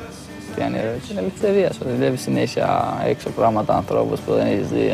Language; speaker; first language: Greek; non-native, fluent; Albanian